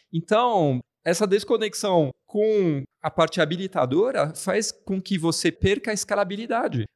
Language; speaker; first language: Portuguese; non-native, fluent; French